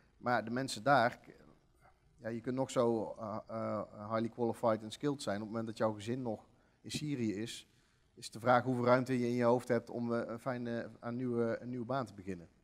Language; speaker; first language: Dutch; native; Dutch